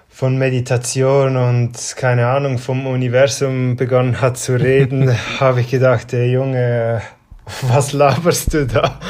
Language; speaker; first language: German; native; German